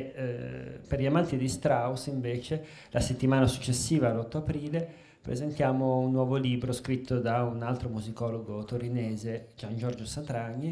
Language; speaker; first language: Italian; native; Italian